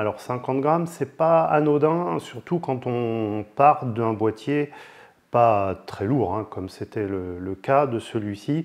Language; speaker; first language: French; native; French